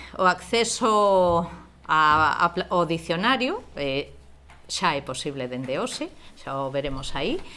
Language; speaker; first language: Galician; non-native, local second language; Spanish